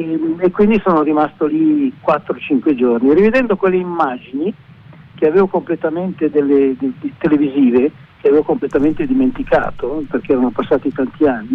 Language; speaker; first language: Italian; native; Italian